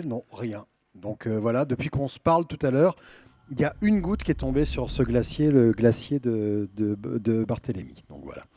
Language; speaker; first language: French; native; French